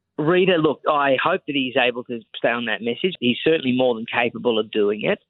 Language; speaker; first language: English; native; English